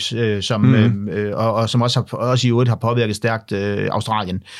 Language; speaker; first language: Danish; native; Danish